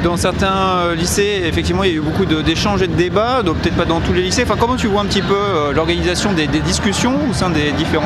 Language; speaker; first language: French; native; French